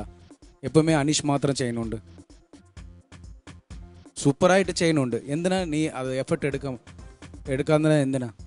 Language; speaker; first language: Malayalam; non-native, local second language; Tamil